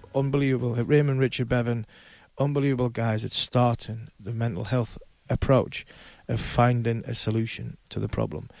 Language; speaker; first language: English; native; English